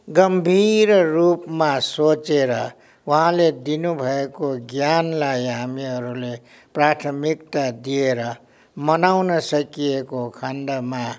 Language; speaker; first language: Nepali; non-native, local second language; Newari